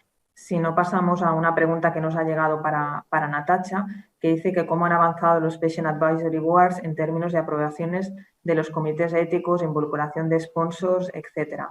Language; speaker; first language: Spanish; native; Spanish